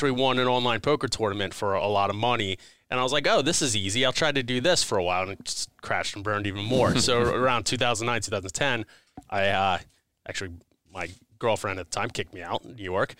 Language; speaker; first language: English; native; English